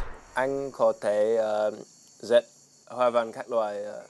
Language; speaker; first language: Vietnamese; non-native, learner; English